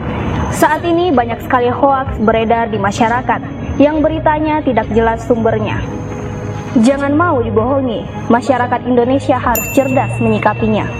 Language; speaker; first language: Indonesian; native; Indonesian